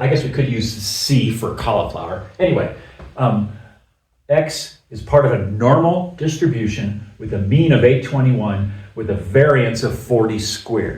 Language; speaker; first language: English; native; English